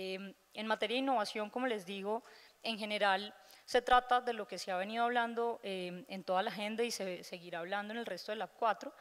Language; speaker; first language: Spanish; native; Spanish